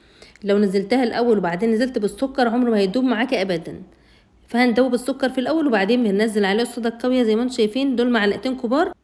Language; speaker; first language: Arabic; native; Arabic